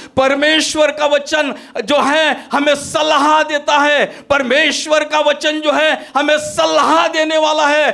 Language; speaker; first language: Hindi; non-native, local second language; Marathi